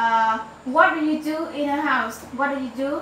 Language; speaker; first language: English; non-native, learner; Vietnamese